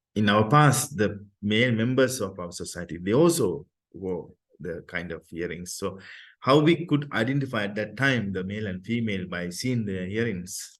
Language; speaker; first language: English; non-native, local second language; Sinhala